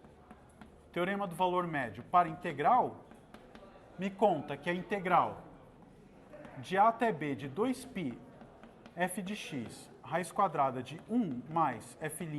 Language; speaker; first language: Portuguese; native; Portuguese